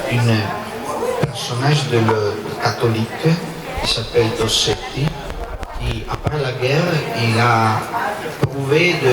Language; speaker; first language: French; non-native, learner; Italian